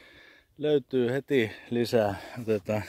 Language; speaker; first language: Finnish; native; Finnish